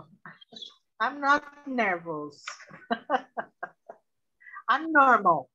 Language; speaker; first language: English; non-native, learner; Portuguese